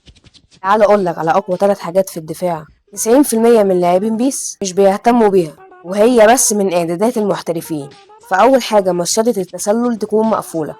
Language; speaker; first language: Arabic; native; Arabic